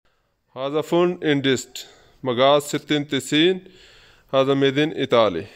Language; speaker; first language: Arabic; non-native, learner; Urdu